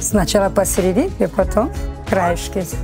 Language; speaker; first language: Russian; non-native, local second language; Turkish